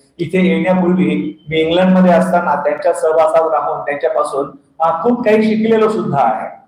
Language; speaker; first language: Marathi; non-native, fluent; English